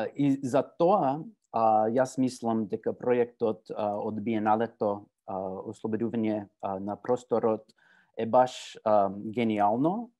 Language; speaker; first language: Macedonian; non-native, fluent; English